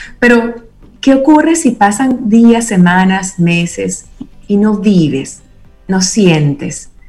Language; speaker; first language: Spanish; native; Spanish